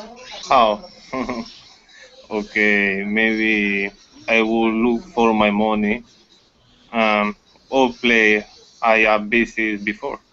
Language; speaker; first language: English; non-native, learner; Spanish